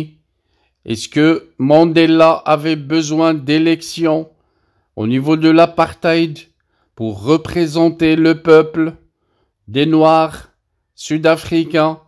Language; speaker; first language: French; non-native, local second language; Arabic